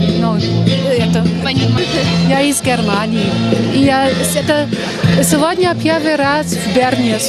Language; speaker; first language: Russian; non-native, learner; German